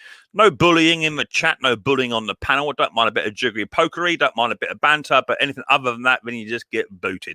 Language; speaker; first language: English; native; English